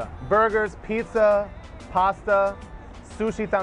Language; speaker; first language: Spanish; non-native, learner; English